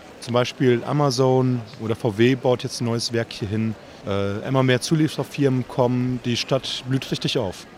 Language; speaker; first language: German; native; German